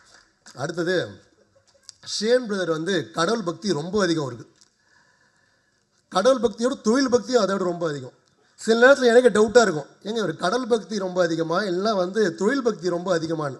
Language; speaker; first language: Tamil; native; Tamil